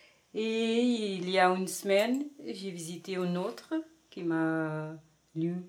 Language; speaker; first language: French; non-native, fluent; Portuguese